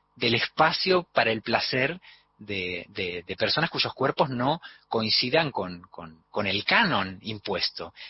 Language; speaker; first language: Spanish; native; Spanish